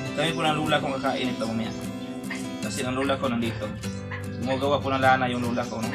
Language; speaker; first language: Filipino; non-native, local second language; Cebuano